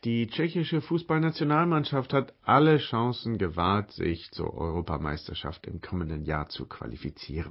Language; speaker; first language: German; native; German